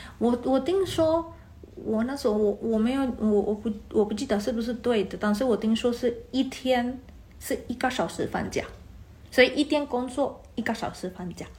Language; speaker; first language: Chinese; non-native, fluent; Spanish